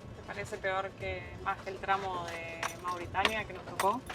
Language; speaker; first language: Spanish; native; Spanish